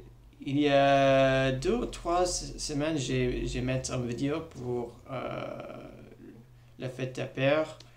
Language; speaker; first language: French; non-native, learner; English